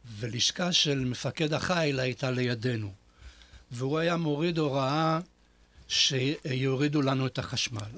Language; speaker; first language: Hebrew; non-native, fluent; Polish